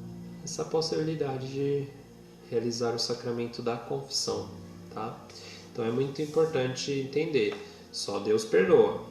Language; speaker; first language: Portuguese; native; Portuguese